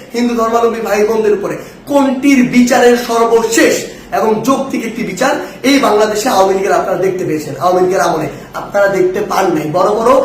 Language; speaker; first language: Bangla; native; Bangla